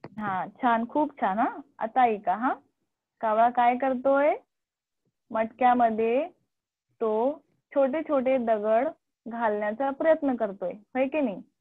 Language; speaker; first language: Marathi; non-native, local second language; Urdu